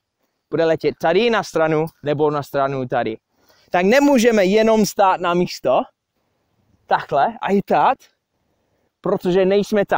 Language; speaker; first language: Czech; non-native, fluent; English